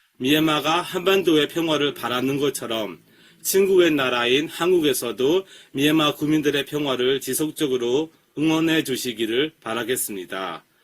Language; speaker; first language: Korean; non-native, fluent; Burmese